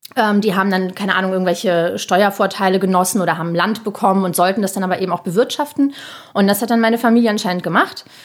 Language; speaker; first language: German; early bilingual, other home language; Russian